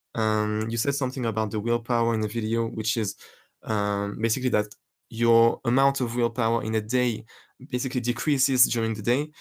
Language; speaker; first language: English; non-native, fluent; French